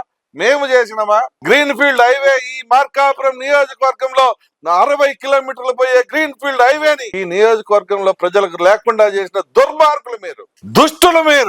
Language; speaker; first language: Telugu; native; Telugu